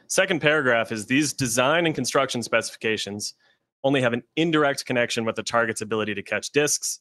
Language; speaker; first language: English; native; English